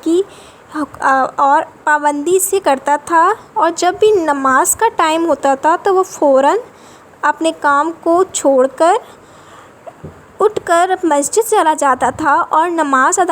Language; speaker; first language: Urdu; non-native, local second language; Sindhi